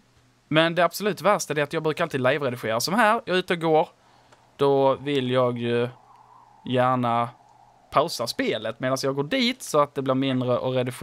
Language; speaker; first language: Swedish; native; Swedish